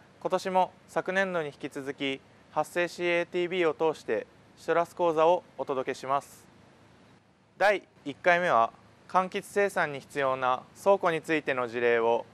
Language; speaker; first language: Japanese; native; Japanese